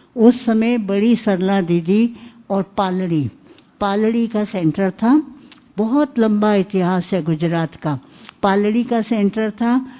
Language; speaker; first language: Hindi; native; Hindi